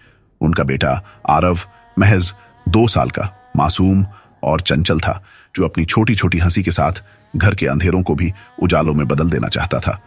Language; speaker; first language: Hindi; native; Hindi